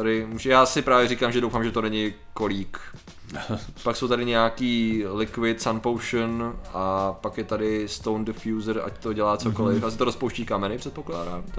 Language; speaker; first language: Czech; native; Czech